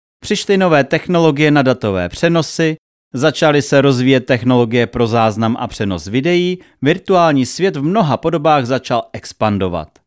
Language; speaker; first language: Czech; native; Czech